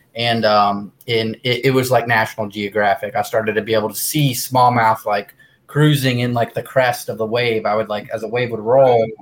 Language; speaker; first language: English; native; English